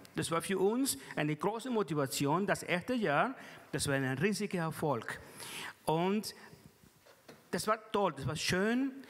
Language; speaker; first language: German; non-native, fluent; Spanish